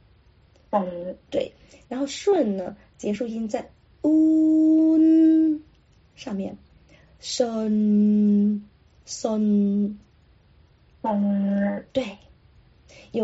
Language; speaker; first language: Chinese; non-native, local second language; Cantonese